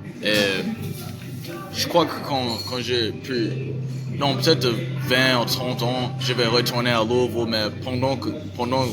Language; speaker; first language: French; non-native, learner; English